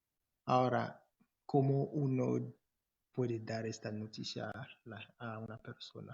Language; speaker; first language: Spanish; non-native, fluent; English